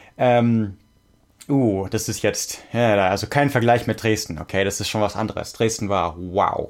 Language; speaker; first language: German; non-native, fluent; English